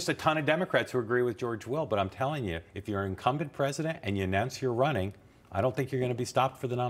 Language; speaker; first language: English; native; English